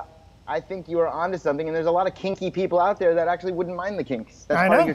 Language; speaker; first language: English; native; English